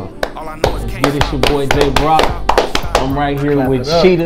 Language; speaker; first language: English; native; English